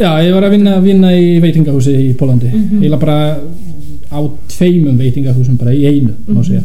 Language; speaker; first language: Icelandic; non-native, fluent; Polish